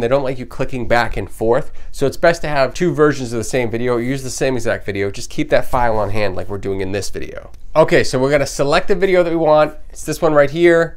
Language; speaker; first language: English; native; English